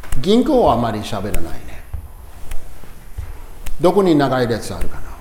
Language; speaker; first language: Japanese; non-native, learner; English